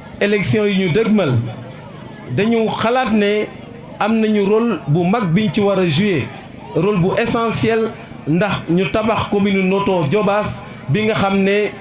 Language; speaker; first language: Wolof; non-native, local second language; Serer